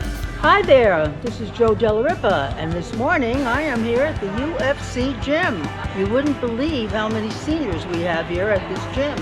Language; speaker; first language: English; native; English